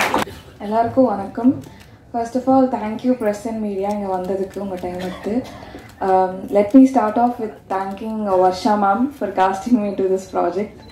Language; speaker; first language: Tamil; non-native, learner; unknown